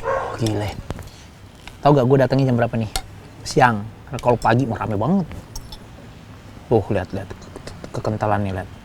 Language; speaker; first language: Indonesian; native; Indonesian